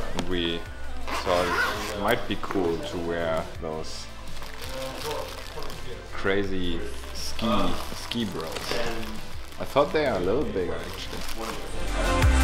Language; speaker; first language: English; non-native, fluent; German